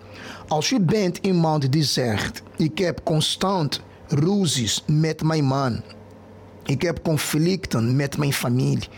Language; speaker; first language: Dutch; non-native, fluent; Portuguese